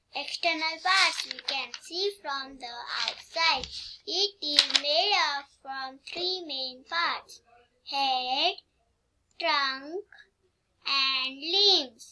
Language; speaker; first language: English; non-native, local second language; Marathi